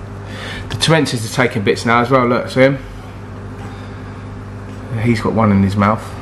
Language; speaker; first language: English; native; English